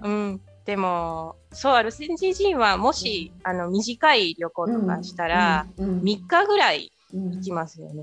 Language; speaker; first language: Japanese; non-native, fluent; Spanish